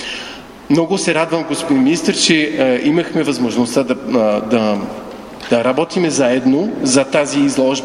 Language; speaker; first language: Bulgarian; non-native, fluent; French